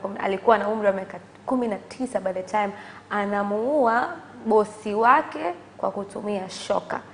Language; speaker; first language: Swahili; native; Swahili